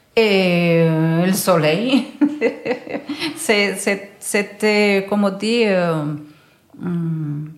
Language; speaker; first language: French; non-native, fluent; Spanish